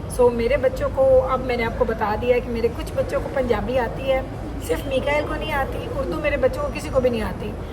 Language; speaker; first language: Urdu; non-native, local second language; Punjabi